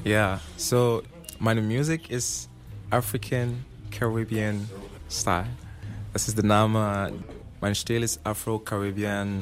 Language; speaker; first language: German; non-native, learner; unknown